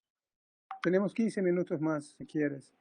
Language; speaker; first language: Spanish; non-native, fluent; Portuguese